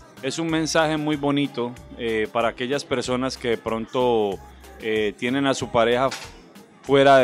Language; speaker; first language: Spanish; native; Spanish